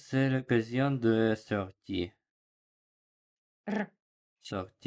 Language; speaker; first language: French; non-native, learner; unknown